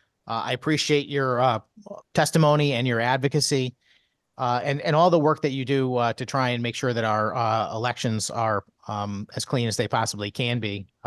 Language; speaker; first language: English; native; English